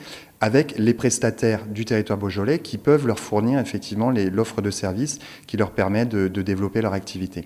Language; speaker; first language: French; native; French